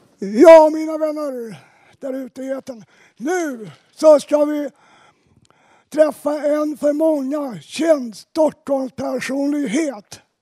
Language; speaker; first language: Swedish; native; Swedish